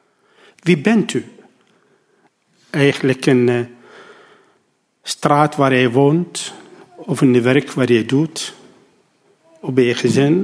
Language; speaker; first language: Dutch; non-native, learner; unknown